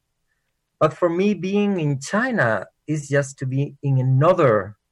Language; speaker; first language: English; non-native, fluent; Spanish